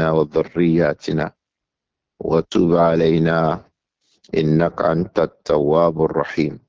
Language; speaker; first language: Arabic; non-native, fluent; Yoruba